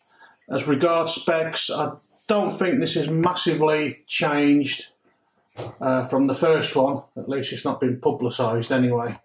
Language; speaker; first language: English; native; English